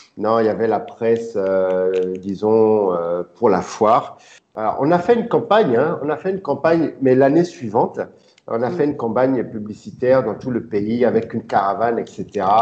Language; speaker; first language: French; early bilingual, other home language; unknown